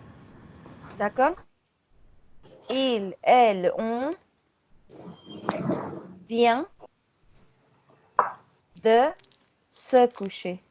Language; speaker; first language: French; non-native, fluent; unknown